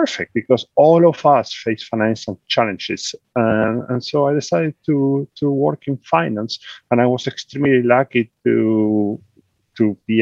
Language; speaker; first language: English; non-native, fluent; Spanish